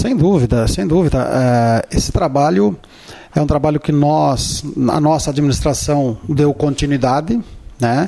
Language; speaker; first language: Portuguese; native; Portuguese